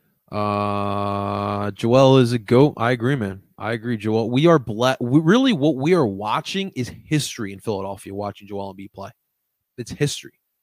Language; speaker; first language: English; early bilingual, other home language; Spanish